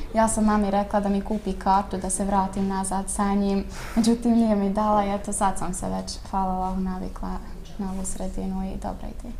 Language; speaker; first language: Croatian; early bilingual, other home language; Bosnian